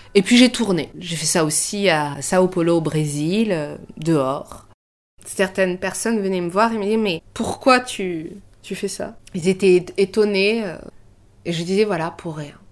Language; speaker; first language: French; early bilingual, other home language; Persian